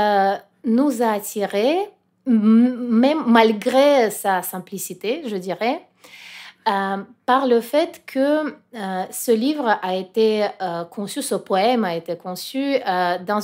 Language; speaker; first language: French; non-native, fluent; Russian